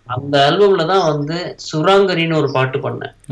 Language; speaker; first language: Tamil; native; Tamil